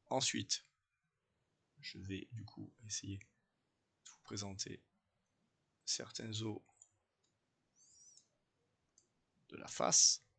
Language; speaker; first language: French; native; French